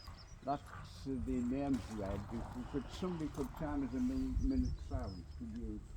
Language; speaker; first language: English; native; English